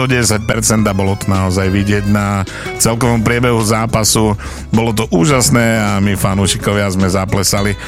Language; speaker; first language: Slovak; native; Slovak